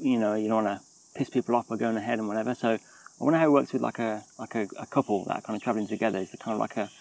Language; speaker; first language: English; native; English